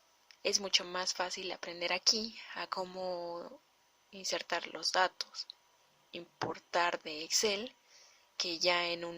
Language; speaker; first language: Spanish; native; Spanish